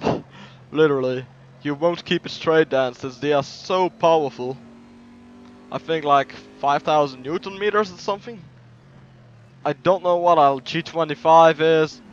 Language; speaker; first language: English; non-native, fluent; Dutch